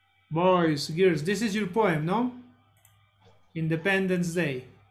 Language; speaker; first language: English; non-native, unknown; Spanish